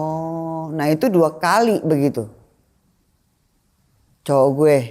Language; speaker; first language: Indonesian; native; Indonesian